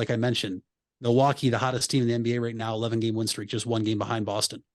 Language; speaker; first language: English; native; English